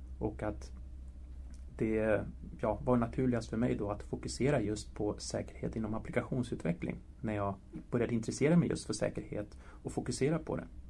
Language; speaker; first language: Swedish; early bilingual, other home language; Spanish